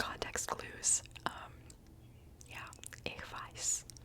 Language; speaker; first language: German; non-native, learner; English